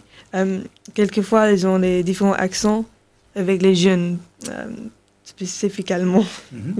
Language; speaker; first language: French; non-native, learner; English